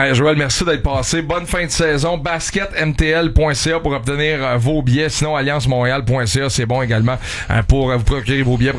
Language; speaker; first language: French; native; French